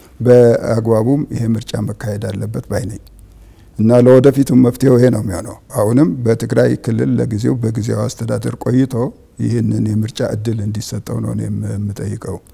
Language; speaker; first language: Amharic; non-native, local second language; Tigrinya